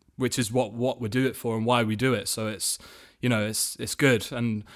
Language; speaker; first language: English; native; English